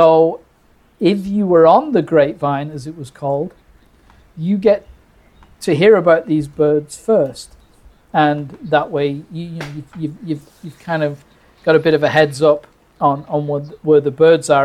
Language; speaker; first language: English; native; English